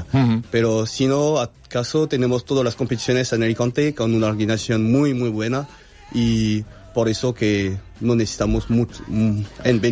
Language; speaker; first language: Spanish; non-native, fluent; French